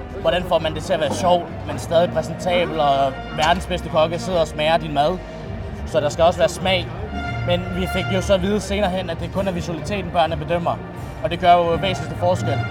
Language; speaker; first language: Danish; native; Danish